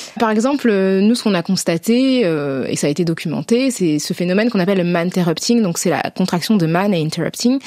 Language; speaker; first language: French; native; French